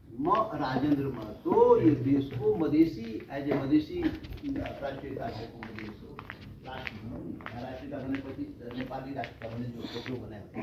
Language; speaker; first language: Nepali; non-native, local second language; Maithili